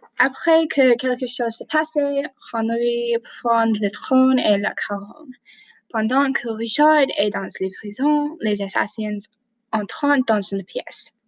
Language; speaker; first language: French; non-native, learner; English